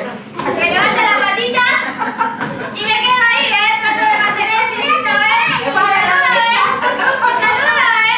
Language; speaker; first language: Spanish; native; Spanish